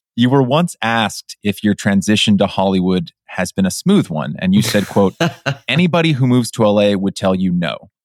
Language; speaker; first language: English; native; English